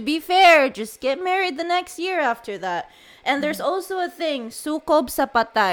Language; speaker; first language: English; non-native, local second language; Cebuano